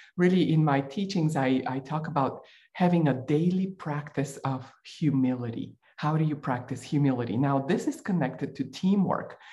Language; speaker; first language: English; non-native, fluent; Bulgarian